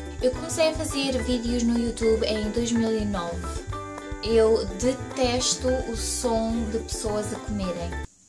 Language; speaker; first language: Portuguese; early bilingual, heritage; Portuguese